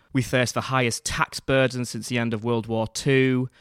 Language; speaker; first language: English; native; English